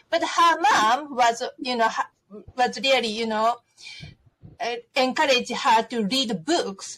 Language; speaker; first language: English; non-native, fluent; Japanese